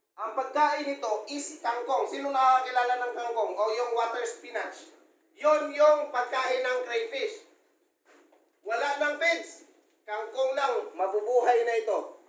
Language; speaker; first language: Filipino; non-native, local second language; Cebuano